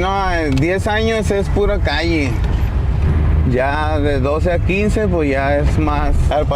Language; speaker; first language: Spanish; native; Spanish